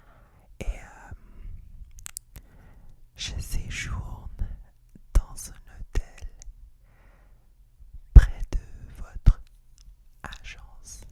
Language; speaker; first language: French; non-native, fluent; English